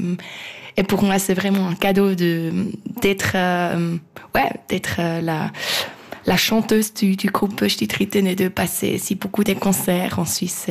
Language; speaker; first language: French; non-native, local second language; Swiss German